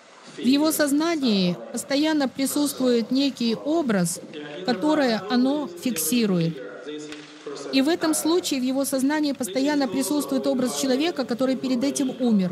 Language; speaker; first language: Russian; native; Russian